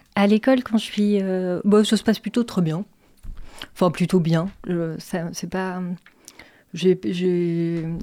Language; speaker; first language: French; native; French